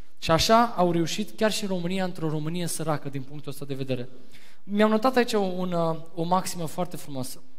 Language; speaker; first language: Romanian; non-native, fluent; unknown